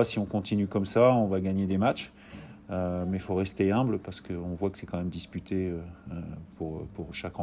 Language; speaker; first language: French; native; French